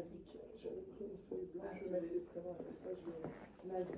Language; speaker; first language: French; native; French